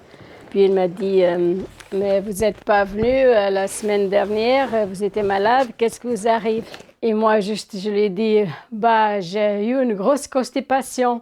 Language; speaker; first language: French; non-native, fluent; Portuguese